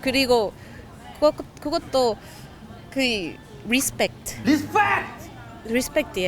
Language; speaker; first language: Korean; non-native, learner; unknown